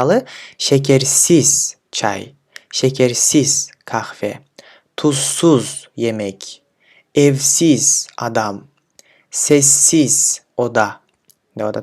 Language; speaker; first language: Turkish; non-native, fluent; Kyrgyz